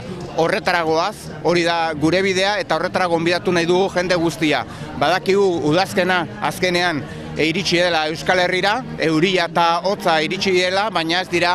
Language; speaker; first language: Basque; native; Basque